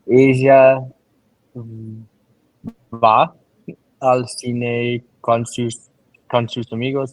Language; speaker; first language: Spanish; non-native, learner; English